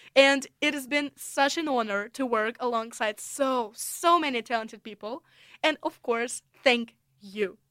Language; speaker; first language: English; non-native, fluent; Russian